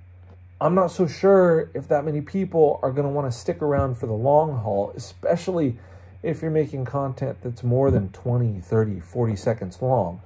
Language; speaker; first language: English; native; English